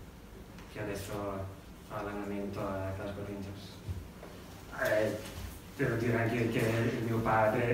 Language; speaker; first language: Italian; non-native, learner; English